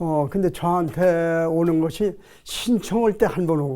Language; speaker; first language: Korean; native; Korean